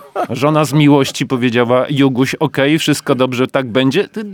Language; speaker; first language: Polish; native; Polish